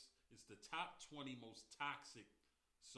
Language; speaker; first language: English; native; English